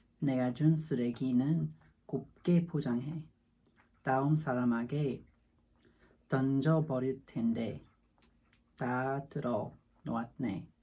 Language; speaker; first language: Korean; non-native, learner; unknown